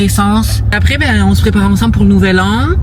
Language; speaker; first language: French; native; French